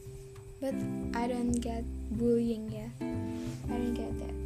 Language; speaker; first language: English; non-native, learner; Indonesian